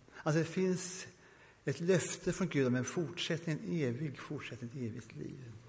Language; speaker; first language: Swedish; early bilingual, heritage; Swedish